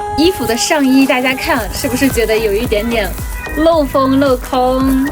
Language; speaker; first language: Chinese; native; Chinese